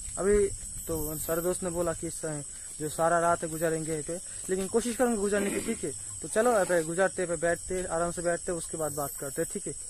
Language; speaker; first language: Hindi; non-native, local second language; Bangla